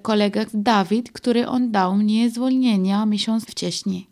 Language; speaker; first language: Polish; non-native, learner; Arabic